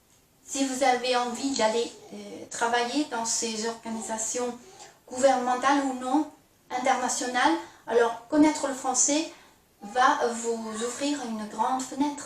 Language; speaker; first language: French; non-native, fluent; Chinese